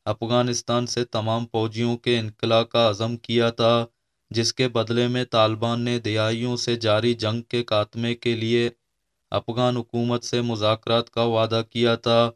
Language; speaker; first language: Urdu; non-native, local second language; Baluchi